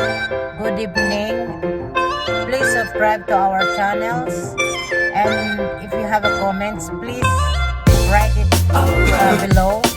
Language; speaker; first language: English; non-native, learner; Filipino